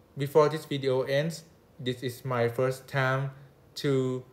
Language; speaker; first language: English; non-native, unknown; Thai